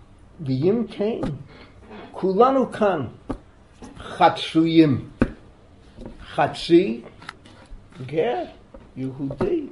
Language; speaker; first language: Hebrew; non-native, fluent; English